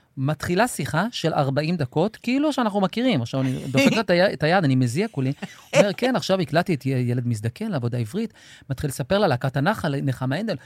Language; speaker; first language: Hebrew; native; Hebrew